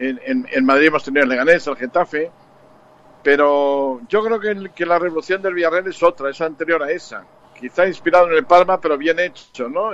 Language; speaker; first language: Spanish; native; Spanish